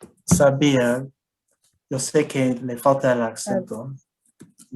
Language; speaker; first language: Spanish; non-native, learner; English